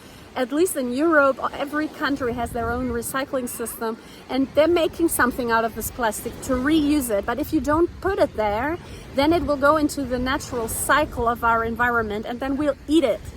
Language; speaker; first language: English; non-native, fluent; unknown